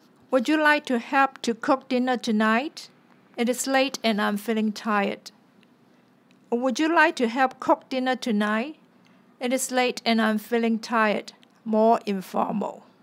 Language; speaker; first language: English; non-native, local second language; Cantonese